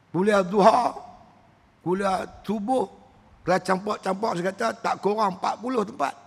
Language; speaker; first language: Malay; native; Malay